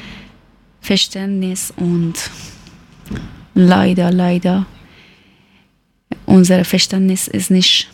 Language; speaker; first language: German; non-native, learner; Persian